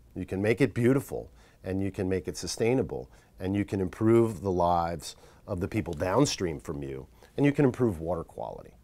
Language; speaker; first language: English; native; English